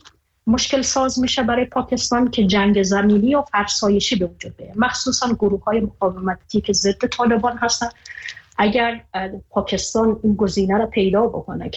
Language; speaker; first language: Persian; native; Persian